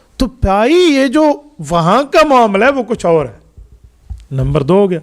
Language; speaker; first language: Urdu; non-native, local second language; Punjabi